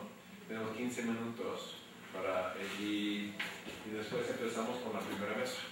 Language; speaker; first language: Spanish; non-native, fluent; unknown